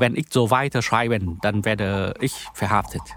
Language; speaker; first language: German; non-native, learner; Vietnamese